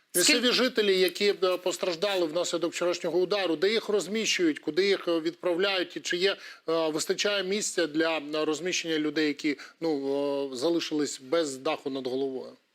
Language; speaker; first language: Ukrainian; native; Ukrainian